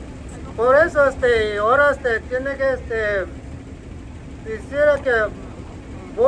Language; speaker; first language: Spanish; non-native, local second language; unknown